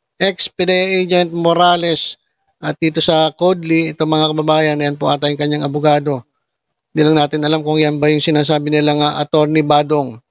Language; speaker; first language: Filipino; native; Filipino